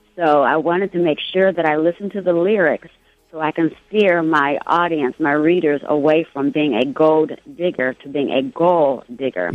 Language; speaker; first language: English; native; English